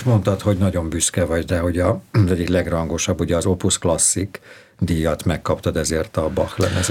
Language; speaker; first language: Hungarian; native; Hungarian